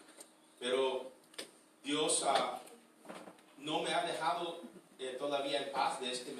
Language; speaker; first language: Spanish; early bilingual, heritage; Spanish